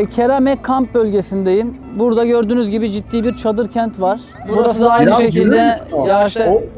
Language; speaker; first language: Turkish; native; Turkish